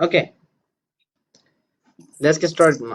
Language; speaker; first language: English; non-native, fluent; Burmese